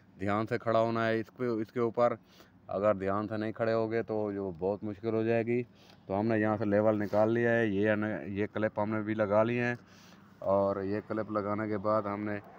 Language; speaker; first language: Urdu; non-native, local second language; Saraiki